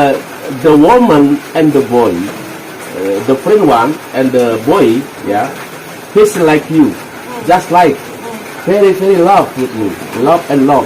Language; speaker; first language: English; non-native, learner; Indonesian